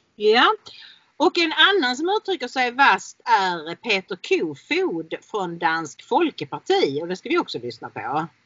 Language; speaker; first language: Swedish; native; Swedish